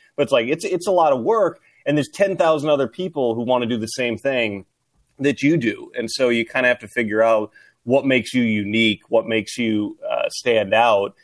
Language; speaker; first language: English; native; English